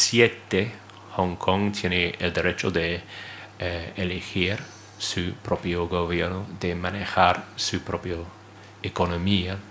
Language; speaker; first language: Spanish; non-native, fluent; English